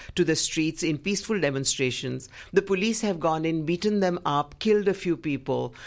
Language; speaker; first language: English; non-native, local second language; Gujarati